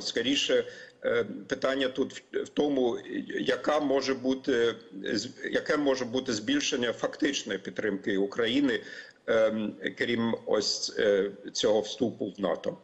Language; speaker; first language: Ukrainian; non-native, fluent; German